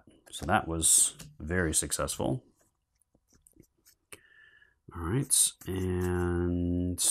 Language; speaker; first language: English; native; English